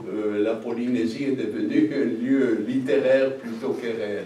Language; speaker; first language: French; non-native, fluent; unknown